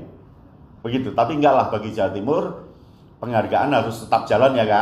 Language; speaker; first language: Indonesian; native; Indonesian